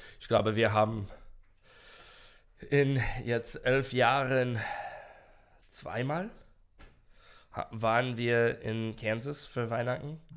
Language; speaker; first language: German; non-native, fluent; English